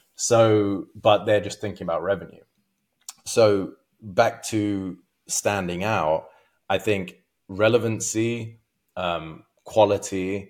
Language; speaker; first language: English; native; English